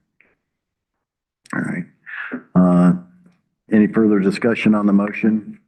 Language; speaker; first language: English; native; English